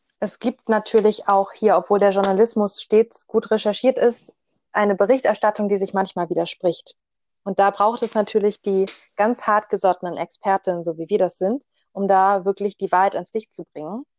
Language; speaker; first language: German; native; German